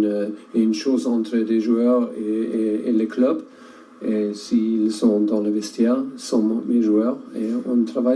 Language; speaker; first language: French; non-native, learner; German